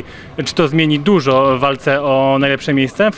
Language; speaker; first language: Polish; native; Polish